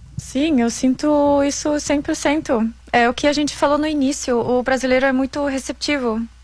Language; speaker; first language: Portuguese; non-native, fluent; German